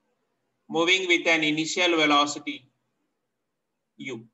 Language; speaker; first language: English; non-native, local second language; Telugu